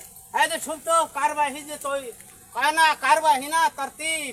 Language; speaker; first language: Arabic; non-native, learner; Bangla